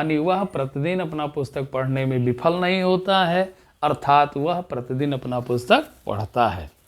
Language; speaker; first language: Hindi; native; Hindi